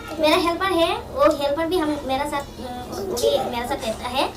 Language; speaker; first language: Hindi; non-native, local second language; Garo